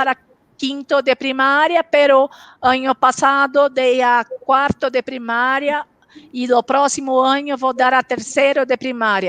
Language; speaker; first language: Spanish; non-native, local second language; Portuguese